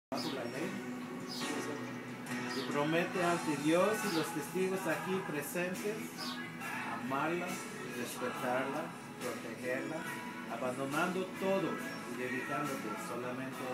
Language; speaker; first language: Spanish; early bilingual, heritage; Spanish